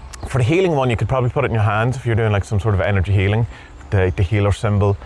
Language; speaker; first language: English; native; English